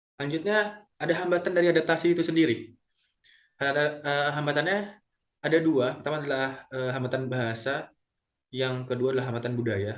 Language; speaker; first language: Indonesian; native; Indonesian